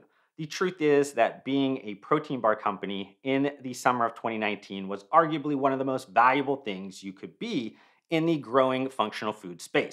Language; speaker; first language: English; native; English